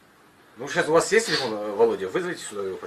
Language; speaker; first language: Russian; native; Russian